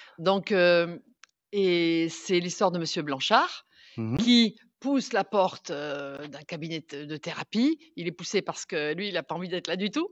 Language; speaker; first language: French; native; French